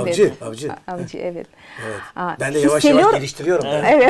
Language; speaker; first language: Turkish; non-native, learner; Azerbaijani